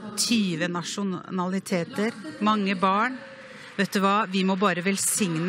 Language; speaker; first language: Norwegian; native; Norwegian